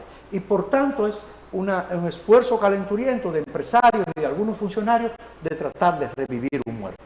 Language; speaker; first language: Spanish; native; Spanish